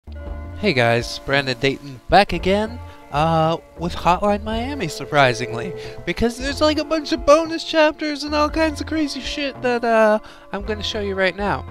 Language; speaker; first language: English; native; English